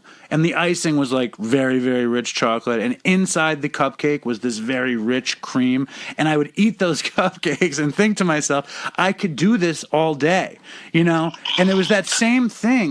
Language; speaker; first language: English; native; English